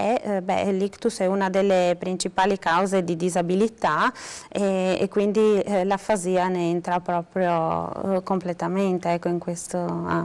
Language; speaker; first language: Italian; native; Italian